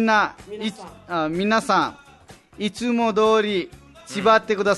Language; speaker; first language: Japanese; non-native, fluent; Nepali